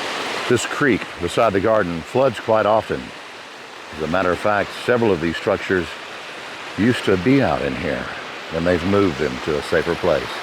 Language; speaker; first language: English; native; English